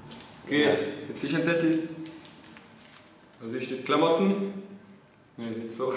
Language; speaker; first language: German; early bilingual, other home language; Arabic